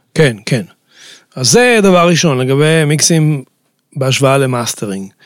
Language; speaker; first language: Hebrew; native; Hebrew